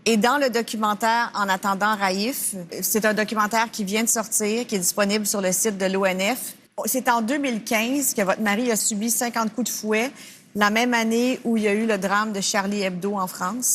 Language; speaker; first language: French; native; French